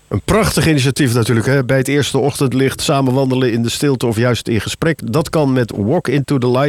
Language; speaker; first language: Dutch; native; Dutch